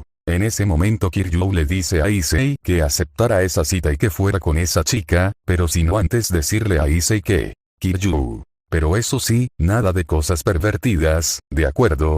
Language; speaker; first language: Spanish; native; Spanish